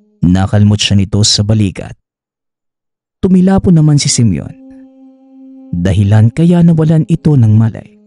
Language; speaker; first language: Filipino; native; Filipino